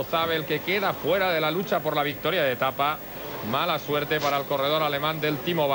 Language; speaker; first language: Spanish; native; Spanish